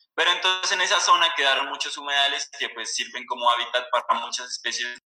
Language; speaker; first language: Spanish; native; Spanish